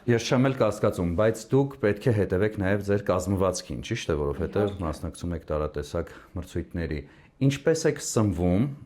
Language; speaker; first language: Armenian; native; Armenian